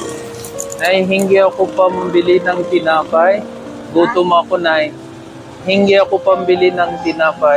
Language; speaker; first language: Filipino; non-native, learner; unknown